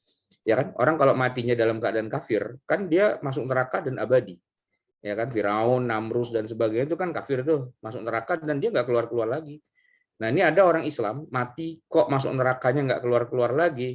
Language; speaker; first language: Indonesian; native; Indonesian